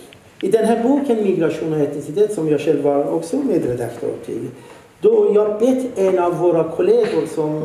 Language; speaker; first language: Swedish; non-native, fluent; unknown